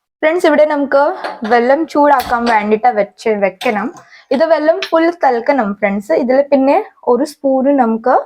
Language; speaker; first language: Malayalam; non-native, learner; Hindi